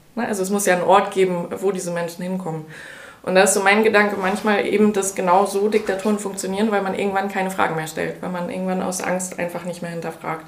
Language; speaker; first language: German; native; German